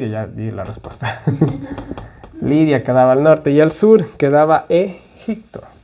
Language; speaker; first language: Spanish; native; Spanish